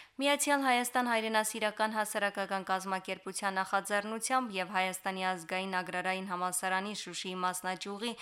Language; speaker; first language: Armenian; native; Armenian